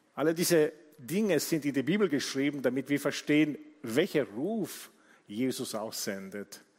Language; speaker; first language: German; non-native, fluent; Italian